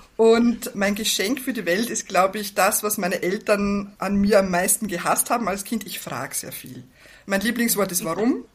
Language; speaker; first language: German; native; German